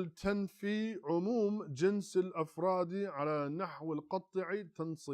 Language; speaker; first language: Arabic; non-native, fluent; English